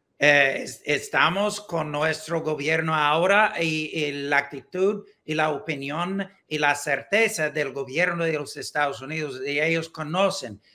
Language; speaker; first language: Spanish; non-native, learner; English